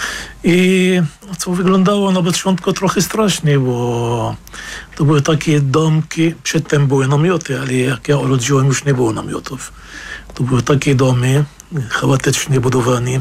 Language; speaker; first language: Polish; non-native, fluent; Arabic